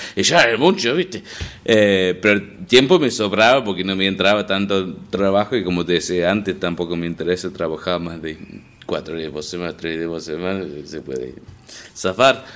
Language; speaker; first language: Spanish; non-native, fluent; English